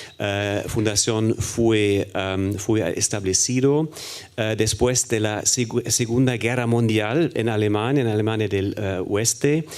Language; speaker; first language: Spanish; non-native, fluent; German